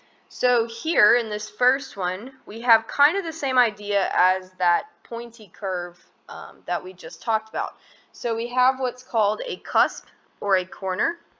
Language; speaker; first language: English; native; English